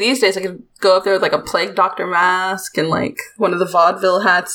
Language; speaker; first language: English; native; English